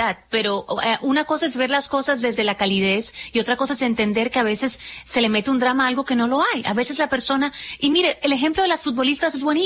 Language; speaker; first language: Spanish; native; Spanish